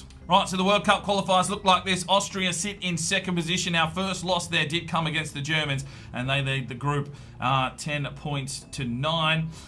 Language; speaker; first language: English; native; English